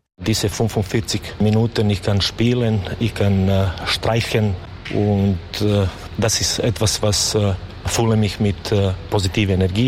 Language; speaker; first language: German; non-native, learner; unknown